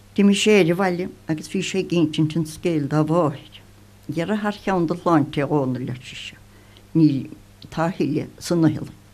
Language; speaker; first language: Irish; native; Irish